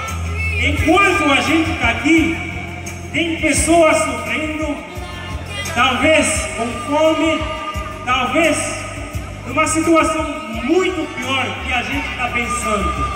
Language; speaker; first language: Portuguese; non-native, fluent; Haitian Creole